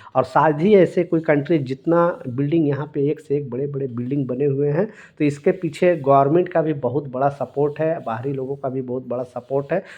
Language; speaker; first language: Hindi; native; Hindi